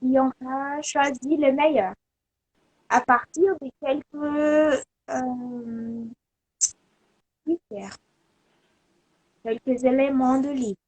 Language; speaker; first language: French; non-native, learner; Portuguese